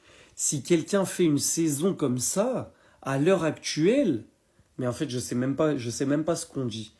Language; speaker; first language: French; native; French